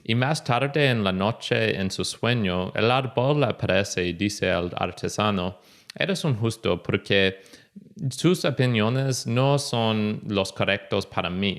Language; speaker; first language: Spanish; non-native, fluent; English